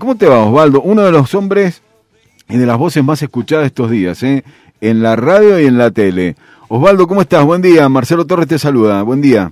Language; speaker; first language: Spanish; native; Spanish